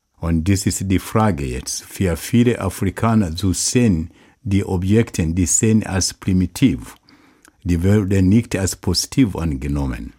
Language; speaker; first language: German; non-native, learner; Swahili